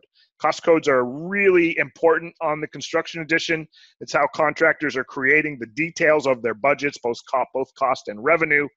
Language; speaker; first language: English; native; English